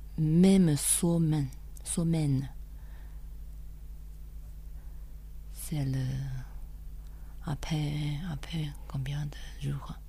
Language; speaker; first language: French; non-native, learner; Chinese